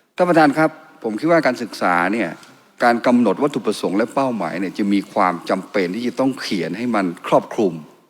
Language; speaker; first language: Thai; non-native, local second language; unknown